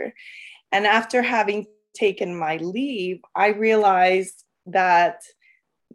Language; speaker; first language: English; native; English